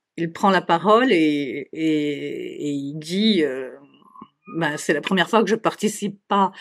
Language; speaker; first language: French; native; French